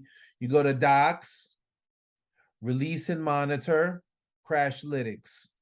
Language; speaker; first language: English; native; English